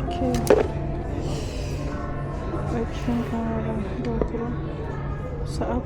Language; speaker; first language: Turkish; non-native, learner; Indonesian